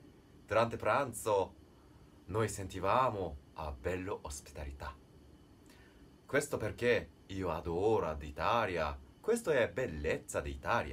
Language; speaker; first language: Italian; non-native, learner; Japanese